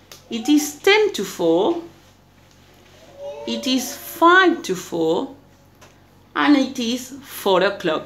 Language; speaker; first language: English; non-native, fluent; Spanish